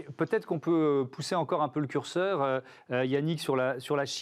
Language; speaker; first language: French; native; French